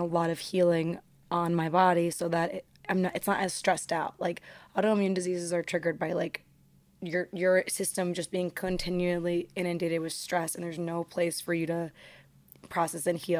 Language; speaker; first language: English; native; English